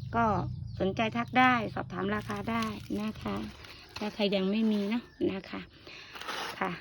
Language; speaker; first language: Thai; non-native, local second language; Northeastern Thai